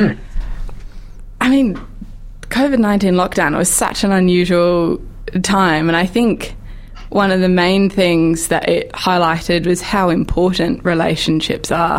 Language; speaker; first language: English; native; English